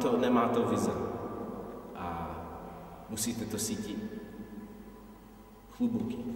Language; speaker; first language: Czech; non-native, fluent; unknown